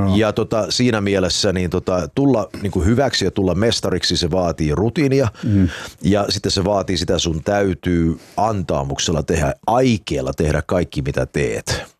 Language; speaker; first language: Finnish; early bilingual, heritage; Finnish